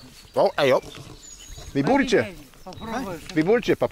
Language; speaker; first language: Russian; non-native, learner; English